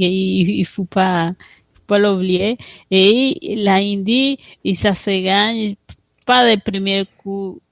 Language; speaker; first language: French; non-native, fluent; Spanish